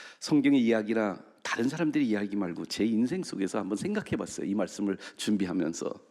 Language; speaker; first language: Korean; early bilingual, heritage; Korean